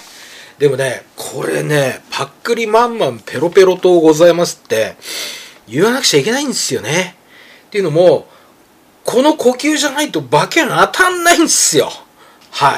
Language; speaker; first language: Japanese; native; Japanese